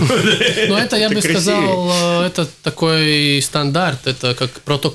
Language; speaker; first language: Russian; non-native, local second language; Latvian